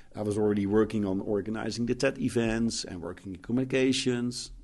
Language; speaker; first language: English; non-native, fluent; Dutch